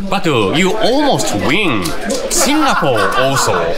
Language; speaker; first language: English; non-native, learner; Japanese